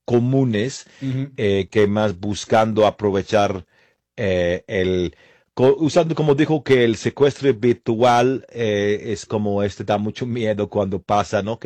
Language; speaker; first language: Spanish; non-native, fluent; English